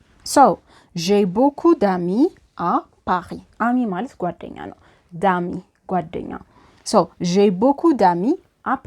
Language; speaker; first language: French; non-native, fluent; Amharic